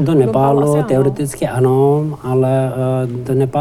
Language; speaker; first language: Czech; non-native, learner; Tibetan